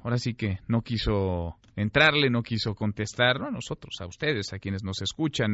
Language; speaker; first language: Spanish; native; Spanish